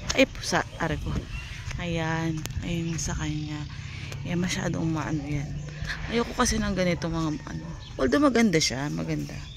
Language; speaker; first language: Filipino; non-native, local second language; Pampanga